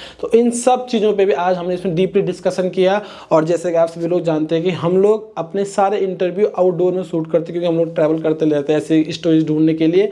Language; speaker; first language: Hindi; native; Hindi